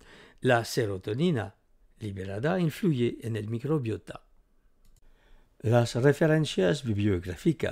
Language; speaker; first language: Spanish; native; Spanish